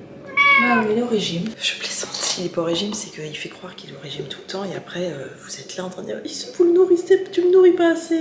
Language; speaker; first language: French; native; French